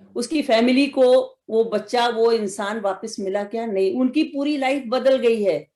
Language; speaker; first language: Hindi; native; Hindi